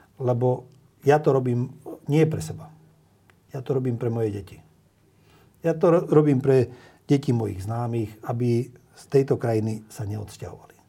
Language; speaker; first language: Slovak; non-native, local second language; Hungarian